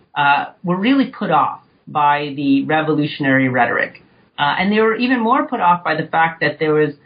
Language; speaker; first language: English; native; English